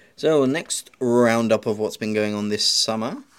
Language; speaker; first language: English; native; English